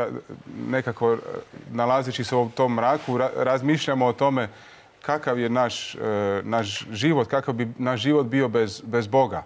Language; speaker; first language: Croatian; native; Croatian